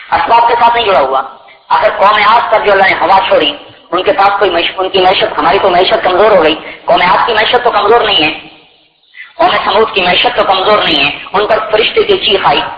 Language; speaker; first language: Urdu; non-native, local second language; Punjabi